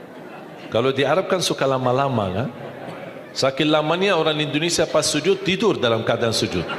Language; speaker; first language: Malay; non-native, fluent; Arabic